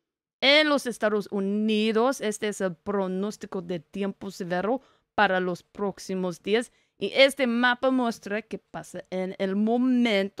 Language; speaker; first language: Spanish; non-native, learner; English